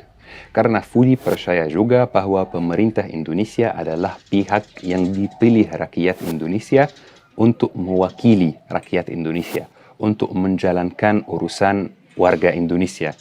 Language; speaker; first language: Indonesian; non-native, fluent; Arabic